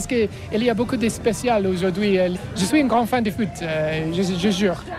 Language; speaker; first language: French; non-native, learner; English